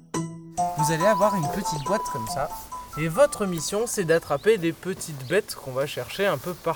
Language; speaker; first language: French; native; French